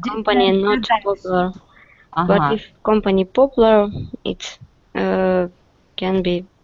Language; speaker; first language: English; non-native, learner; Russian